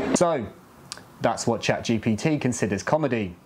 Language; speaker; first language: English; native; English